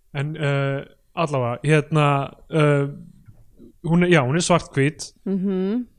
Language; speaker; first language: Icelandic; native; Icelandic